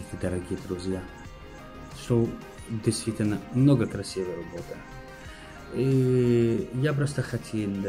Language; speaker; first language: Russian; non-native, fluent; Arabic